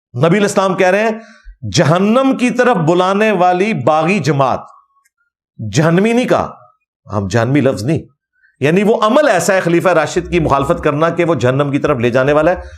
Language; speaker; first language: Urdu; non-native, local second language; Punjabi